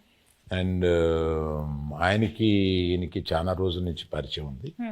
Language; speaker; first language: Telugu; native; Telugu